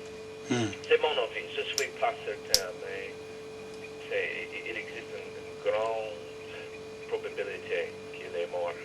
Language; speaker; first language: French; non-native, learner; English